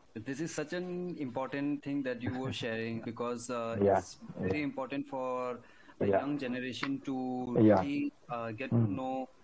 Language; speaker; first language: English; non-native, local second language; Hindi